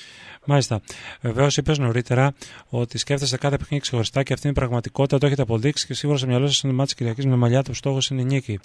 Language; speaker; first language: Greek; native; Greek